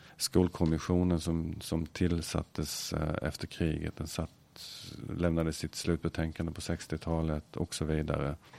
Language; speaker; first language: Swedish; native; Swedish